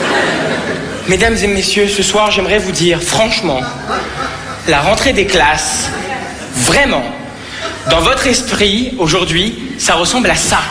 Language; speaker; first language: French; native; French